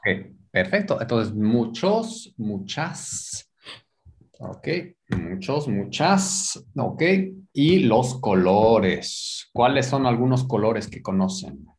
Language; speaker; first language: Spanish; non-native, fluent; English